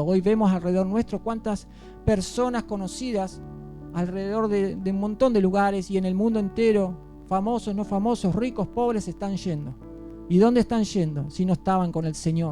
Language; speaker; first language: Spanish; native; Spanish